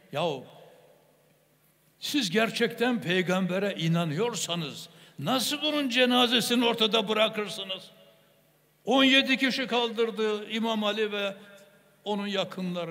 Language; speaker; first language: Turkish; native; Turkish